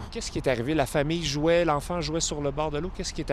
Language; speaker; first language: French; native; French